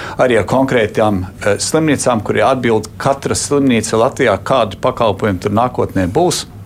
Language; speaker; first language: Latvian; early bilingual, heritage; Latvian